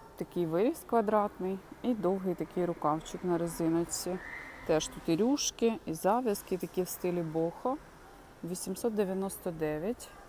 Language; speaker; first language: Ukrainian; non-native, local second language; Russian